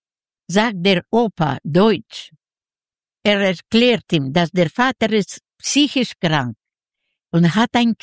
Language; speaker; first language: German; non-native, learner; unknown